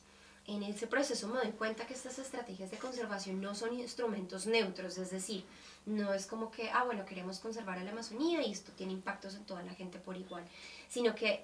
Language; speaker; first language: Spanish; native; Spanish